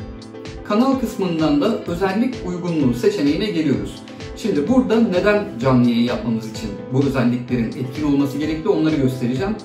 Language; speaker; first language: Turkish; native; Turkish